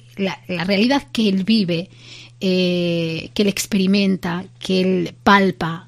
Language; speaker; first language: Spanish; native; Spanish